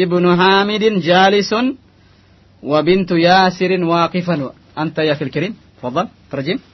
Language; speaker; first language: Arabic; non-native, fluent; Indonesian